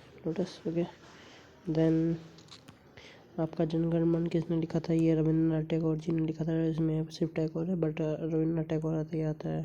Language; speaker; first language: Hindi; native; Hindi